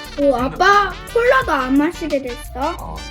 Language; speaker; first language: Korean; early bilingual, heritage; Japanese